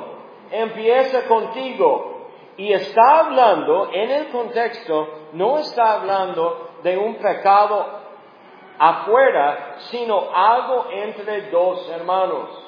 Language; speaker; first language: Spanish; non-native, fluent; English